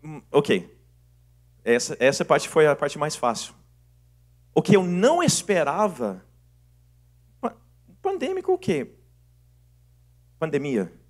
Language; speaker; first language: Portuguese; non-native, fluent; English